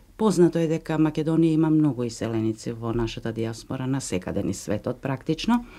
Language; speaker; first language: Macedonian; native; Macedonian